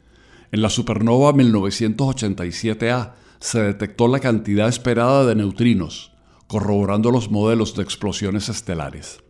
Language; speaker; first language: Spanish; native; Spanish